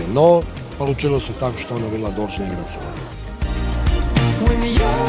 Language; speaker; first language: Russian; non-native, fluent; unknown